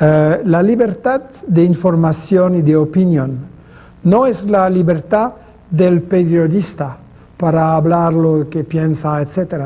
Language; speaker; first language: Spanish; non-native, fluent; French